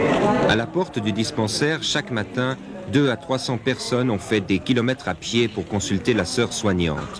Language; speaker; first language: French; native; French